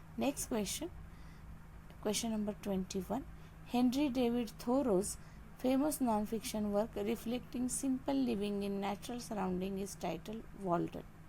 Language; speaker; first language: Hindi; non-native, local second language; Marathi